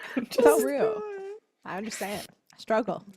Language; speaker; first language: English; native; English